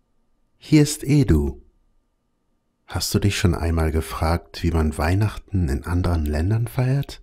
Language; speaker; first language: German; non-native, fluent; Spanish